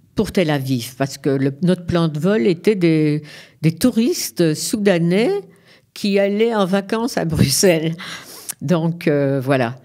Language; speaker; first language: French; native; French